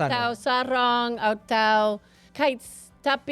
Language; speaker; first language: Indonesian; non-native, fluent; English